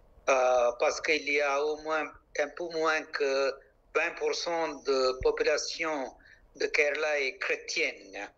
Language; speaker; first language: French; non-native, local second language; Malayalam